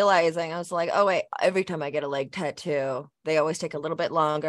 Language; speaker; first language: English; native; English